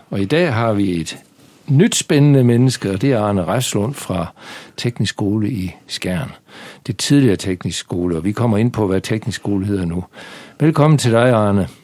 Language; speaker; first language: Danish; native; Danish